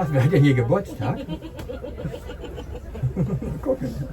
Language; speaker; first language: German; native; German